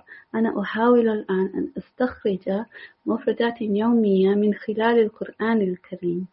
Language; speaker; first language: Arabic; non-native, learner; English